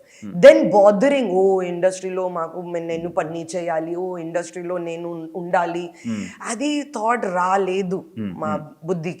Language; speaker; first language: Telugu; non-native, fluent; Hindi